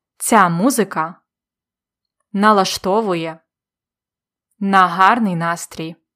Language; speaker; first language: Ukrainian; native; Ukrainian